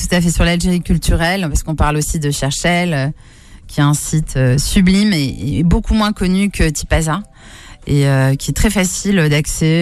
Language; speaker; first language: French; native; French